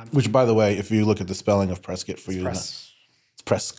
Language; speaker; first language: English; native; English